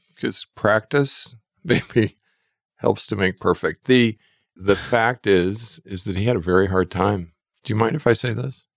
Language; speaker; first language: English; native; English